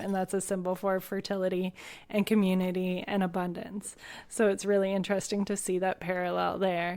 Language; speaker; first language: English; native; English